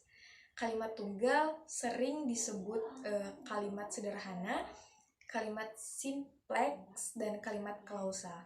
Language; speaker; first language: Indonesian; native; Indonesian